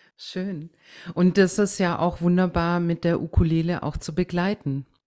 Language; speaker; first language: German; native; German